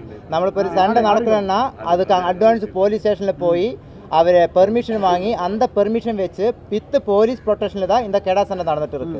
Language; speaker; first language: Tamil; non-native, local second language; Malayalam